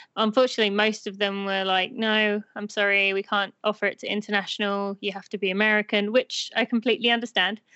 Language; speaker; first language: English; native; English